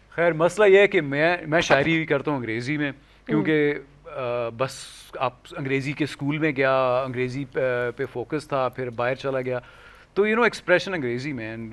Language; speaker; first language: Urdu; non-native, local second language; Northern Hindko